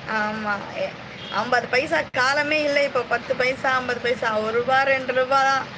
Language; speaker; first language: Tamil; native; Tamil